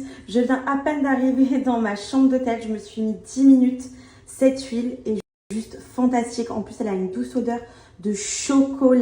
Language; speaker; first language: French; native; French